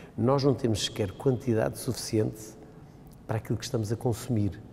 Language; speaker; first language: Portuguese; native; Portuguese